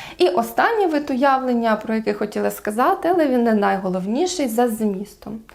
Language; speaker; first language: Ukrainian; non-native, local second language; Russian